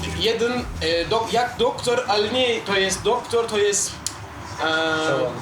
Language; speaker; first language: Polish; non-native, learner; Turkish